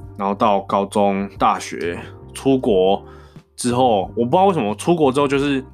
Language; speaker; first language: Chinese; non-native, local second language; Min Nan Chinese